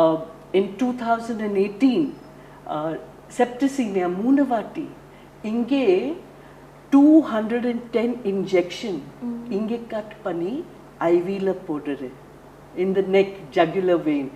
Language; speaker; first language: Tamil; non-native, learner; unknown